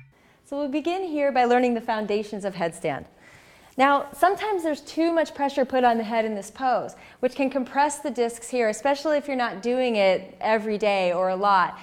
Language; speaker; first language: English; native; English